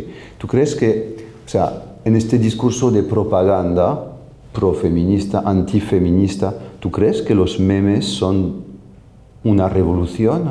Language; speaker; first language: Spanish; non-native, fluent; French